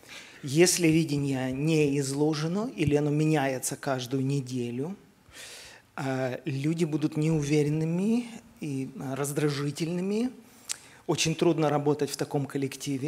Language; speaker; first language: Russian; native; Russian